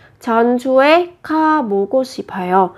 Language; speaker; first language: Korean; non-native, fluent; Vietnamese